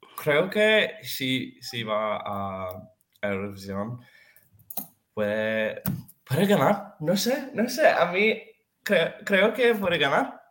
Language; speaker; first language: Spanish; non-native, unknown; English